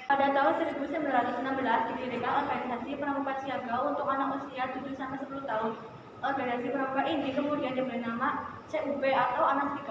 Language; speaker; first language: Indonesian; native; Indonesian